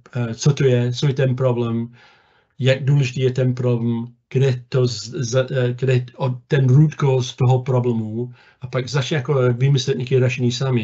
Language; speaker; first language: Czech; non-native, fluent; English